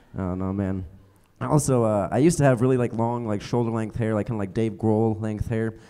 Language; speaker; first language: English; native; English